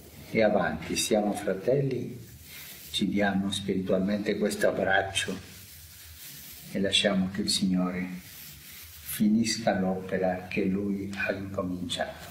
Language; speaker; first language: Italian; non-native, fluent; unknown